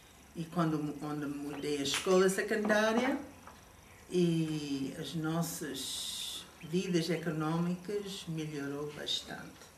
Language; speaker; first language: Portuguese; non-native, fluent; English